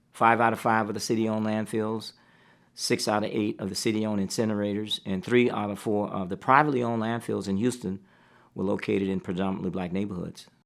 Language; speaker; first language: English; native; English